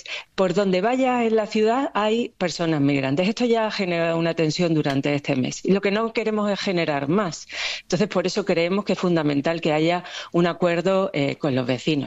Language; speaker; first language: Spanish; native; Spanish